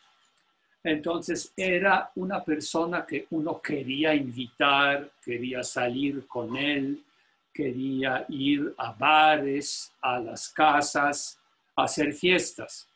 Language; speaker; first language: Spanish; non-native, fluent; Polish